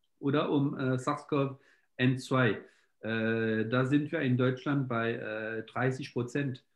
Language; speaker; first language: German; non-native, local second language; French